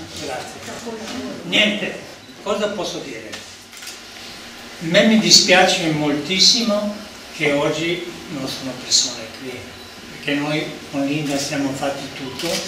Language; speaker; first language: Italian; non-native, learner; Serbian